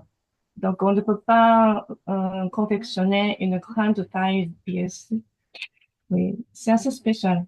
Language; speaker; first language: French; non-native, fluent; Japanese